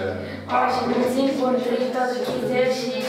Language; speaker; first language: Romanian; native; Romanian